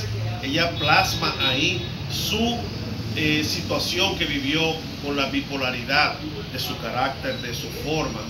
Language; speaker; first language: Spanish; native; Spanish